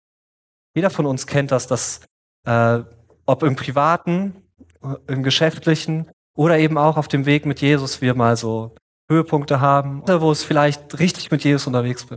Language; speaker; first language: German; native; German